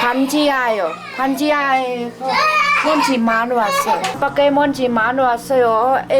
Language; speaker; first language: Korean; non-native, learner; Vietnamese